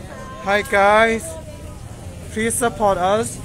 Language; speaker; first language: English; non-native, learner; Thai